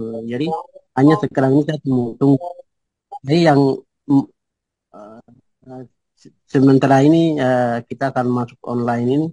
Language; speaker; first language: Indonesian; non-native, local second language; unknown